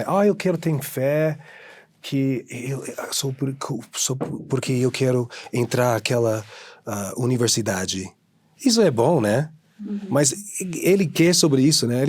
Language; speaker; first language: Portuguese; non-native, fluent; English